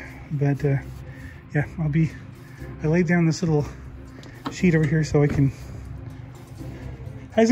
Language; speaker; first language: English; native; English